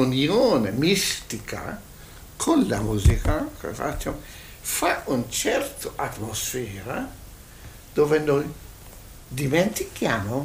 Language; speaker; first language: Italian; non-native, learner; Hungarian